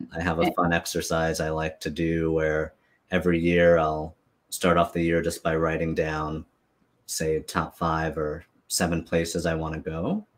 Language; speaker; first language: English; native; English